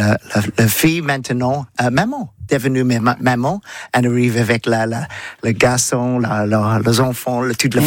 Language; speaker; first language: French; non-native, learner; English